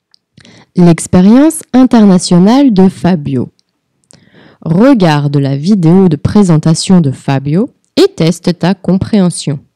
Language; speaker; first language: French; non-native, fluent; Portuguese